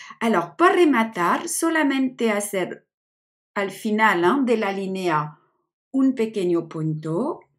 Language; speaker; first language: Spanish; non-native, learner; French